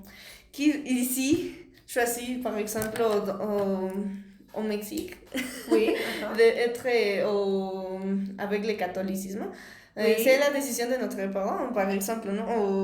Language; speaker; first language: French; non-native, learner; Spanish